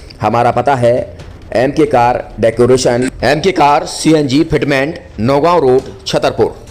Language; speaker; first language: Hindi; native; Hindi